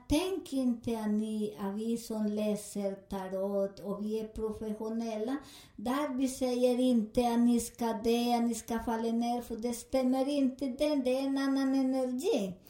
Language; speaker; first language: Swedish; non-native, learner; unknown